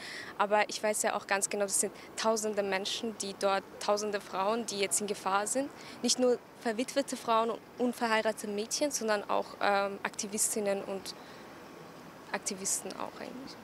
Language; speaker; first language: German; early bilingual, other home language; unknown